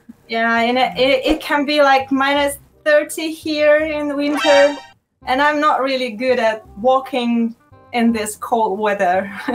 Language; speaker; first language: English; non-native, fluent; Russian